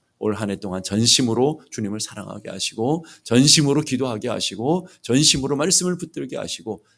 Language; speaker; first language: Korean; native; Korean